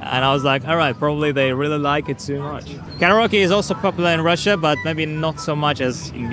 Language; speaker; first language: English; non-native, fluent; Russian